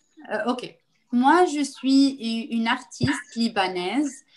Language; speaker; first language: French; non-native, local second language; Arabic